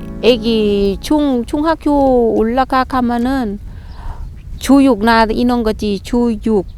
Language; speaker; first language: Korean; non-native, learner; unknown